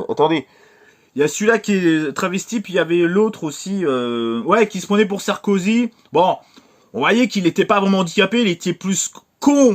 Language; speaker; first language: French; native; French